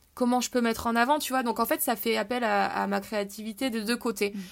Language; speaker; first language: French; native; French